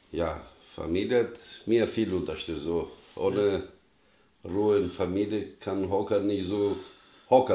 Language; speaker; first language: German; non-native, learner; Albanian